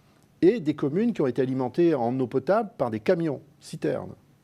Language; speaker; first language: French; native; French